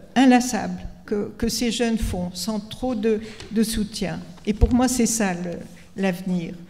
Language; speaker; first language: French; non-native, local second language; Arabic